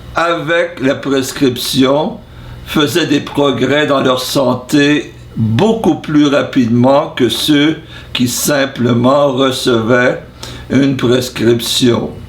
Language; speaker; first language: French; non-native, fluent; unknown